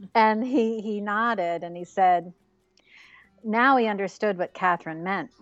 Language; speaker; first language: English; native; English